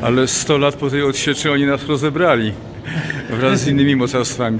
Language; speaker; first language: Polish; native; Polish